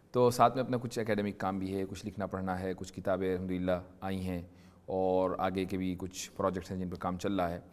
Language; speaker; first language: Urdu; native; Urdu